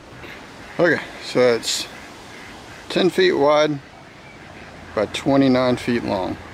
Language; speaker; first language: English; native; English